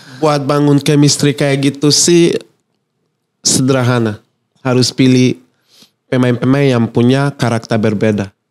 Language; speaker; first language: Indonesian; non-native, fluent; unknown